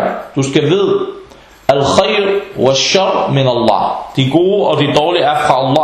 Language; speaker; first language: Danish; non-native, fluent; Arabic